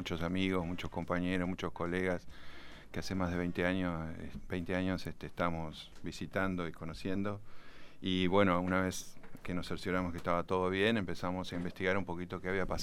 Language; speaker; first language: Spanish; native; Spanish